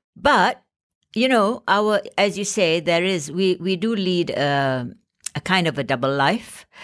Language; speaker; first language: English; non-native, local second language; Malay